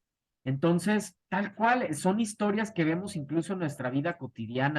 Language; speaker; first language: Spanish; native; Spanish